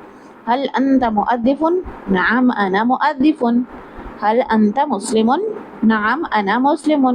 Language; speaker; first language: Arabic; non-native, learner; Urdu